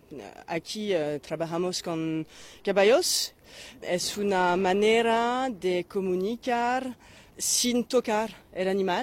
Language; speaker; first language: Spanish; non-native, fluent; French